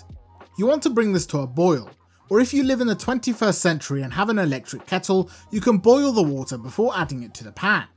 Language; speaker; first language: English; native; English